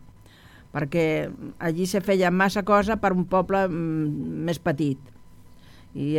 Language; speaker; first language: Catalan; non-native, local second language; Spanish